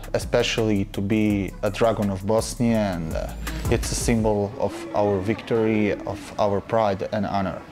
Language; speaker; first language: English; non-native, learner; Bosnian